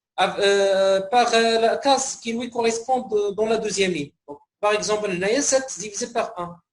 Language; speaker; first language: French; non-native, local second language; Arabic